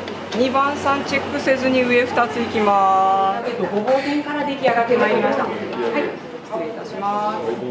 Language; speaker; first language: Japanese; native; Japanese